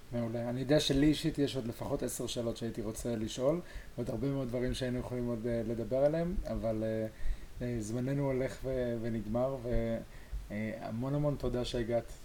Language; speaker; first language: Hebrew; native; Hebrew